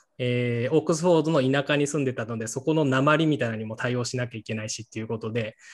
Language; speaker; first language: Japanese; native; Japanese